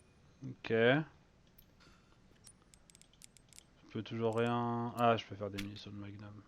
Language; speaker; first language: French; native; French